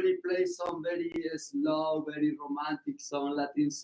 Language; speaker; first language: English; non-native, learner; Spanish